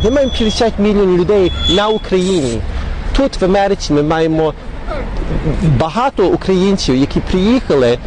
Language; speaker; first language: Ukrainian; early bilingual, heritage; Ukrainian